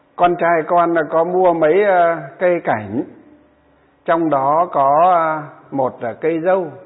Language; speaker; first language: Vietnamese; native; Vietnamese